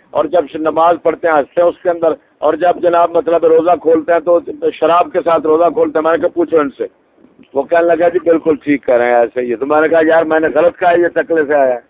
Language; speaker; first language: Urdu; native; Urdu